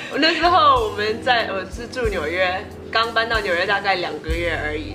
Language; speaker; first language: Chinese; early bilingual, heritage; Chinese